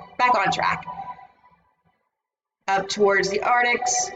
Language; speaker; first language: English; native; English